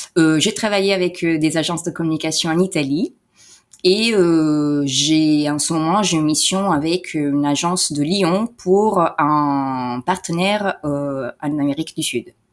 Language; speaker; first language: French; non-native, fluent; Italian